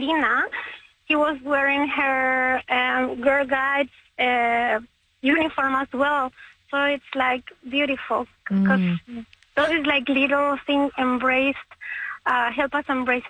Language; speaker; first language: English; non-native, fluent; Spanish